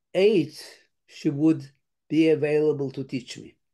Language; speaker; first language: English; non-native, fluent; Lithuanian